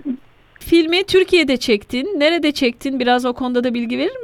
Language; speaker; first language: Turkish; native; Turkish